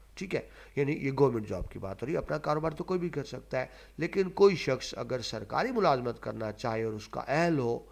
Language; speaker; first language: Urdu; non-native, local second language; Punjabi